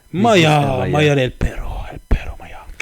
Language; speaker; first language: Spanish; non-native, learner; French